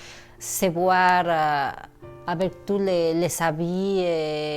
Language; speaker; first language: French; non-native, fluent; Spanish